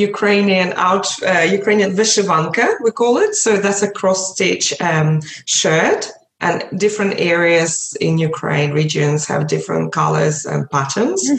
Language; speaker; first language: English; early bilingual, other home language; Russian